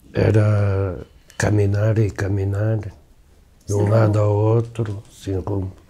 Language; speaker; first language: Spanish; non-native, fluent; Portuguese